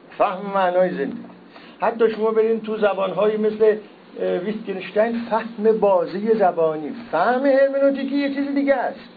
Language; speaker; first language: Persian; non-native, local second language; Azerbaijani